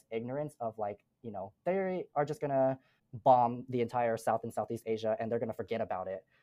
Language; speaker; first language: English; native; English